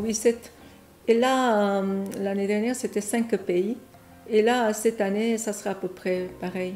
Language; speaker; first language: French; non-native, fluent; Korean